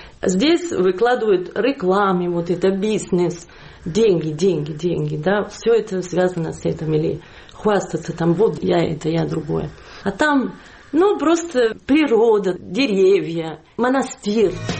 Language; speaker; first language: Russian; non-native, fluent; Catalan